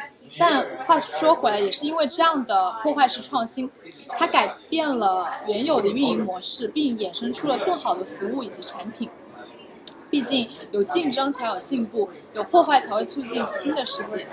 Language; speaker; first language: Chinese; native; Chinese